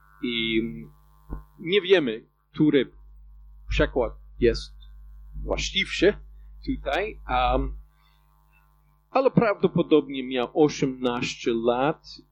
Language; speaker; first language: Polish; non-native, fluent; English